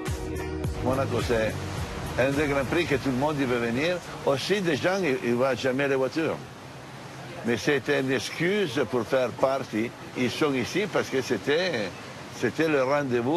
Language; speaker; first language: French; non-native, fluent; Italian